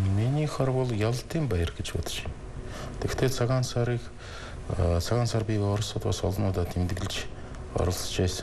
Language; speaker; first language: Mongolian; non-native, fluent; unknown